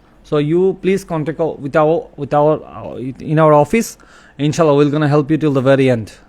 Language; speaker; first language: English; non-native, local second language; Bangla